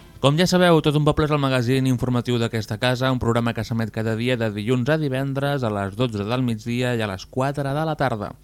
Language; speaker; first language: Catalan; native; Catalan